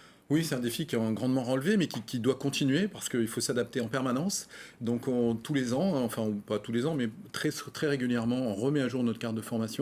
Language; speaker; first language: French; native; French